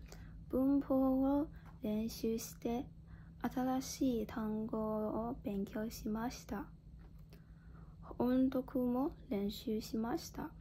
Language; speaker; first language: Japanese; non-native, learner; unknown